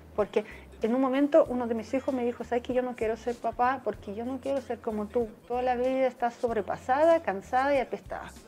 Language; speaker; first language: Spanish; non-native, fluent; Russian